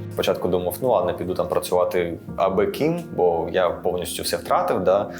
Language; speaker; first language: Ukrainian; non-native, local second language; Russian